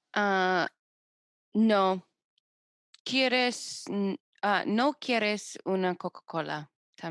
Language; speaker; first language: Spanish; non-native, learner; English